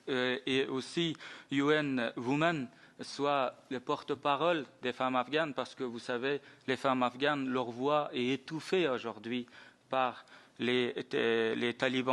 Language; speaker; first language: French; non-native, fluent; Persian